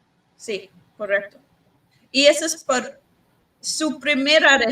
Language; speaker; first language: Spanish; non-native, learner; English